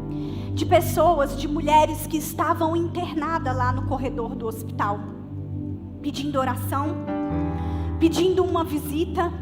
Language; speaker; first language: Portuguese; native; Portuguese